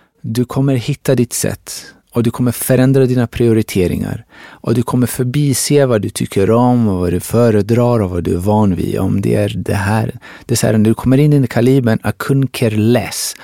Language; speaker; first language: Swedish; early bilingual, other home language; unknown